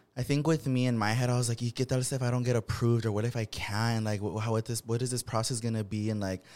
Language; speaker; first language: English; native; English